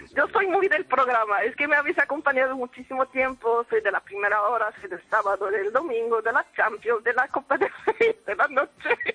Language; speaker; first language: Spanish; non-native, fluent; Arabic